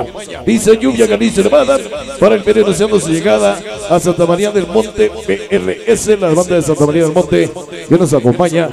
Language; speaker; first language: Spanish; native; Spanish